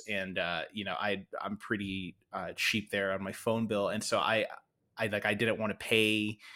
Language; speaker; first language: English; native; English